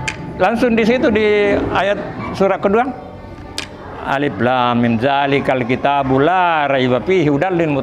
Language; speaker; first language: Indonesian; native; Indonesian